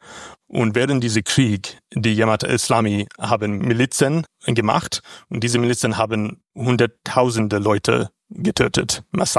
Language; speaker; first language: German; non-native, learner; English